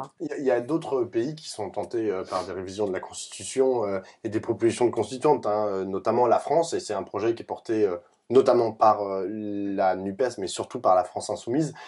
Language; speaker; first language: French; native; French